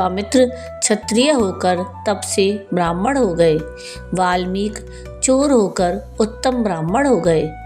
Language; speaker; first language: Hindi; native; Hindi